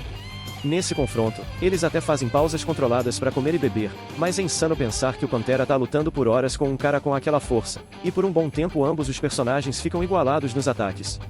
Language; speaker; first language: Portuguese; native; Portuguese